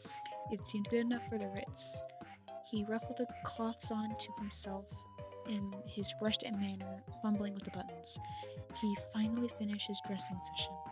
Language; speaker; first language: English; native; English